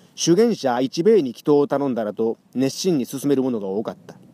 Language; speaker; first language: Japanese; native; Japanese